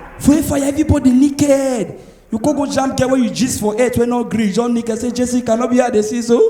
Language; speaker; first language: Nigerian Pidgin; native; Nigerian Pidgin